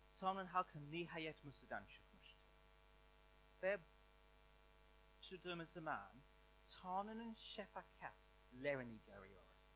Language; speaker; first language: Turkish; non-native, learner; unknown